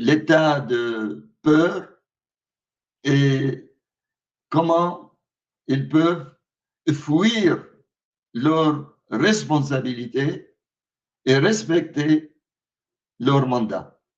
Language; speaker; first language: French; non-native, fluent; Arabic